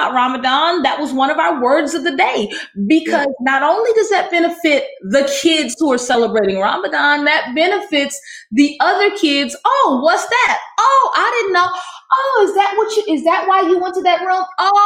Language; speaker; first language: English; native; English